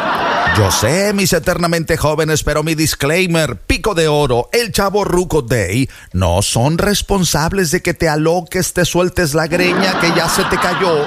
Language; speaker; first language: Spanish; native; Spanish